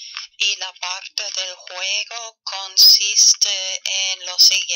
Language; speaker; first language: Spanish; non-native, fluent; German